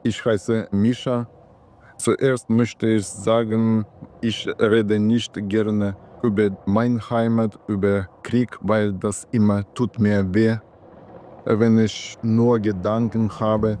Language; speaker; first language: German; non-native, learner; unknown